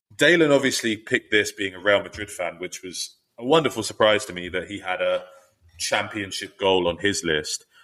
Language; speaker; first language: English; native; English